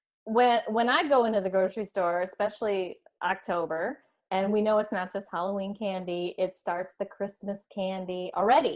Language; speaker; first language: English; native; English